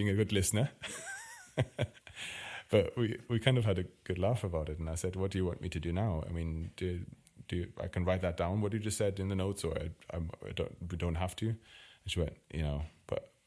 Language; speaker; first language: English; non-native, fluent; German